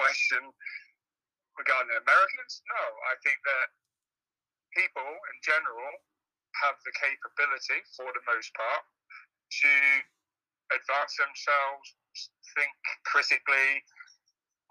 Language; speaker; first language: English; native; English